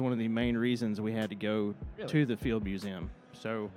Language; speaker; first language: English; native; English